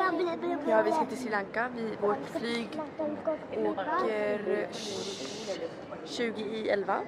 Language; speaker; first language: Swedish; early bilingual, other home language; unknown